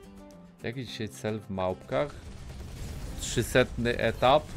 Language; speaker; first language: Polish; native; Polish